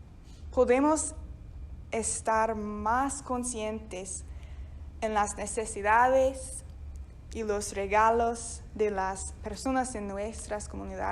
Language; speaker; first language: Spanish; non-native, fluent; English